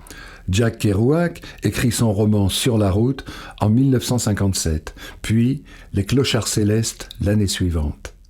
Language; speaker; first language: French; native; French